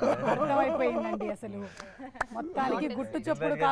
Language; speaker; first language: Telugu; native; Telugu